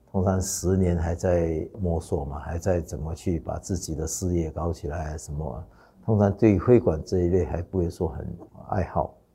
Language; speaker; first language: Chinese; non-native, local second language; Wu Chinese